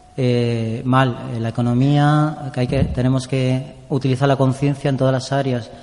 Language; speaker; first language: Spanish; native; Spanish